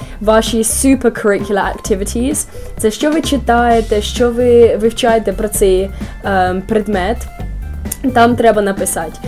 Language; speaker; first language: Ukrainian; early bilingual, heritage; Ukrainian